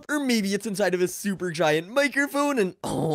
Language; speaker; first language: English; native; English